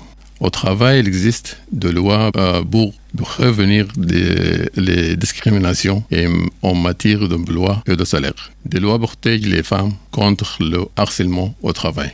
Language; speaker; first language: French; non-native, learner; Arabic